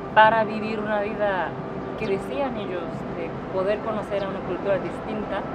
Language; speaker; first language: Spanish; non-native, fluent; Japanese